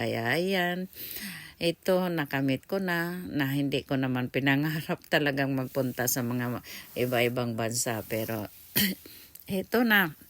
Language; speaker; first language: Filipino; native; Filipino